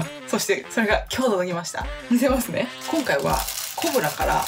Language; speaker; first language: Japanese; native; Japanese